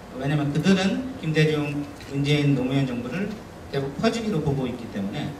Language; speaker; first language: Korean; native; Korean